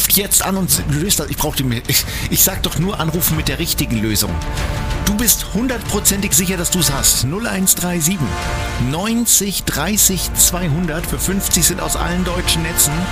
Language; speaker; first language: German; native; German